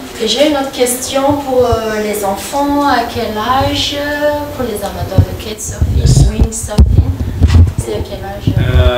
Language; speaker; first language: French; non-native, local second language; Malagasy